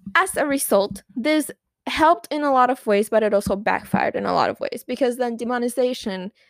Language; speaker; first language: English; non-native, fluent; Spanish